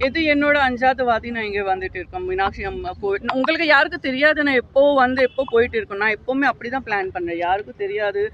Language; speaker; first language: Tamil; non-native, fluent; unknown